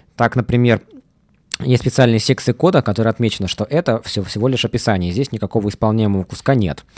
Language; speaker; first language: Russian; native; Russian